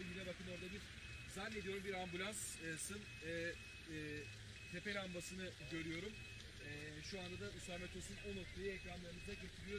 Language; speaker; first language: Turkish; native; Turkish